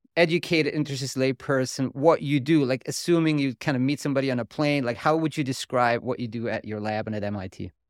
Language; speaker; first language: English; non-native, fluent; German